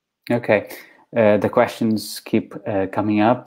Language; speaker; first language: English; non-native, fluent; Portuguese